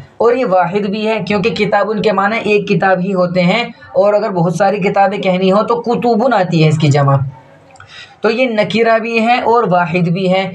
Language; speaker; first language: Urdu; native; Urdu